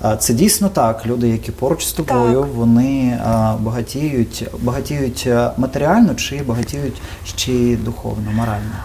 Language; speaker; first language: Ukrainian; native; Ukrainian